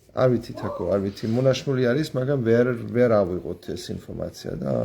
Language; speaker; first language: Georgian; non-native, learner; German